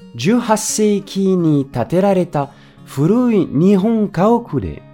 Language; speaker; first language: Japanese; non-native, fluent; French